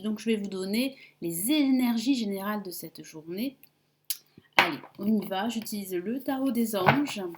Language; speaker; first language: French; native; French